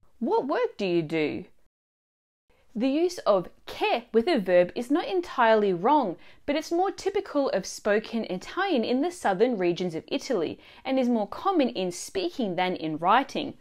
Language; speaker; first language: English; early bilingual, other home language; Italian